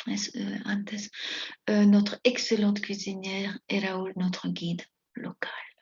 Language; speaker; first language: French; non-native, fluent; Spanish